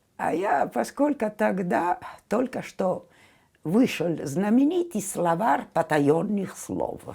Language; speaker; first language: Russian; non-native, fluent; Italian